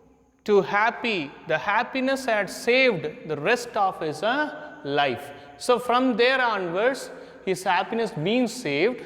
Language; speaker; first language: English; non-native, local second language; Hindi